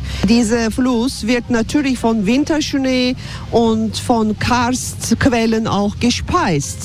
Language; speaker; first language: German; non-native, fluent; Turkish